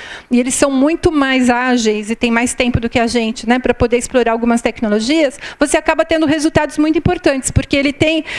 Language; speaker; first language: Portuguese; native; Portuguese